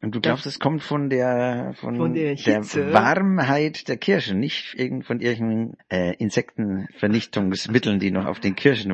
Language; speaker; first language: German; native; German